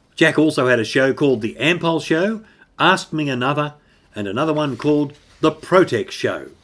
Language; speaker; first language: English; native; English